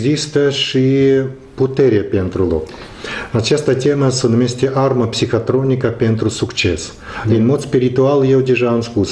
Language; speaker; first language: Romanian; non-native, local second language; Russian